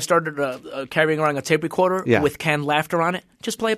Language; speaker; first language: English; native; English